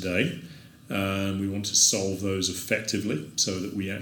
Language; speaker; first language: English; native; English